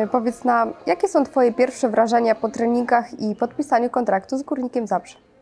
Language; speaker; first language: Polish; native; Polish